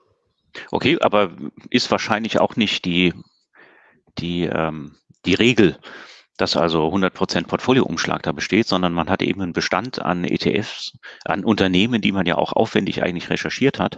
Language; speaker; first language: German; native; German